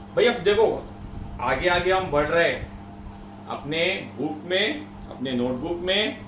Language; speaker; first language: Hindi; non-native, local second language; Marathi